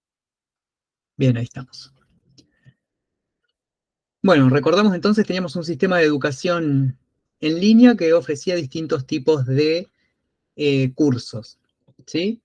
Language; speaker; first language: Spanish; native; Spanish